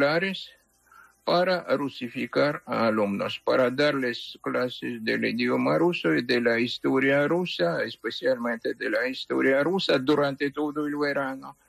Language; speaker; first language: Spanish; non-native, fluent; Ukrainian